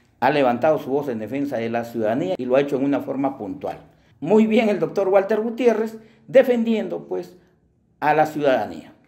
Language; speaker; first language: Spanish; native; Spanish